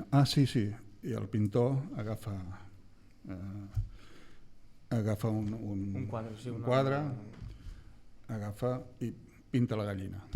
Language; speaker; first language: Catalan; native; Catalan